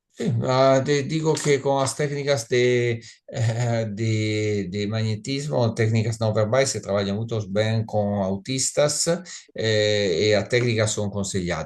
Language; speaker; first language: Spanish; non-native, learner; Italian